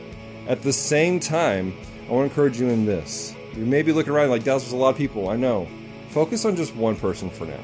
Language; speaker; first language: English; native; English